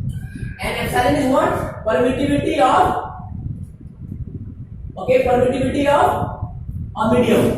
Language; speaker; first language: English; non-native, local second language; Hindi